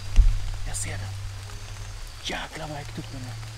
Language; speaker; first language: Swedish; native; Swedish